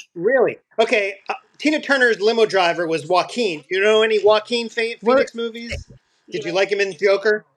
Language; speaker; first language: English; native; English